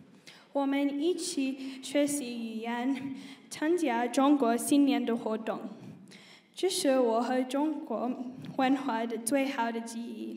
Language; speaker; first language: Chinese; non-native, learner; English